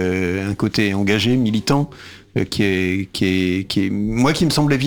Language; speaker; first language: French; native; French